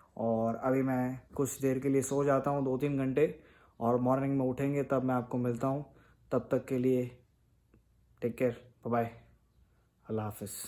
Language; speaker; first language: Hindi; native; Hindi